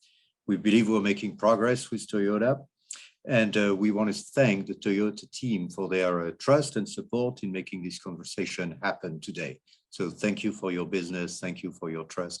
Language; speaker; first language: English; non-native, fluent; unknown